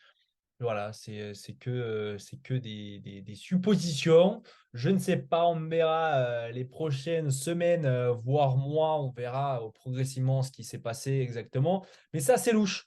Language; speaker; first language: French; native; French